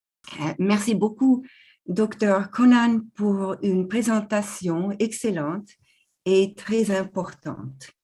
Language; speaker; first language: French; non-native, local second language; German